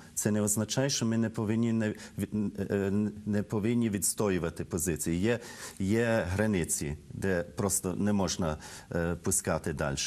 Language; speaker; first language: Ukrainian; early bilingual, heritage; Ukrainian